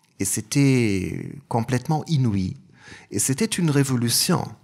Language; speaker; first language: French; non-native, fluent; German